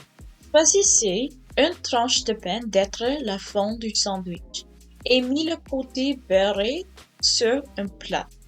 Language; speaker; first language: French; non-native, learner; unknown